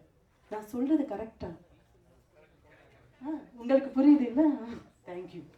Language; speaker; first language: Tamil; non-native, fluent; Malayalam